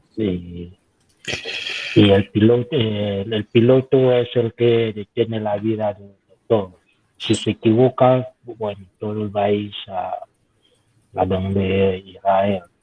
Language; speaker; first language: Spanish; non-native, fluent; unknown